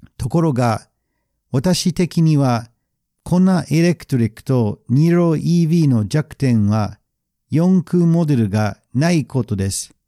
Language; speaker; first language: Japanese; non-native, fluent; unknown